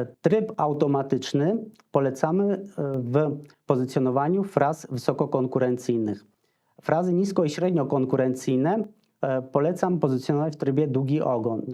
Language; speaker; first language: Polish; non-native, fluent; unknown